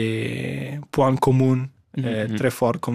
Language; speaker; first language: French; non-native, fluent; Italian